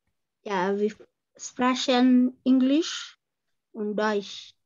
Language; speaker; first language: German; non-native, learner; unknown